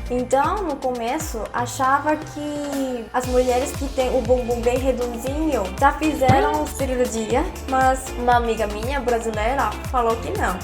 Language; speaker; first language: Portuguese; non-native, fluent; Korean